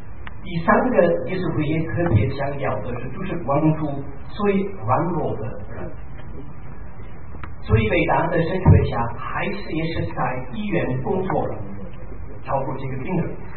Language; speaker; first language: Chinese; non-native, fluent; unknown